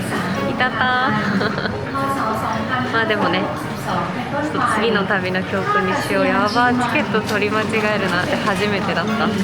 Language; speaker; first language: Japanese; native; Japanese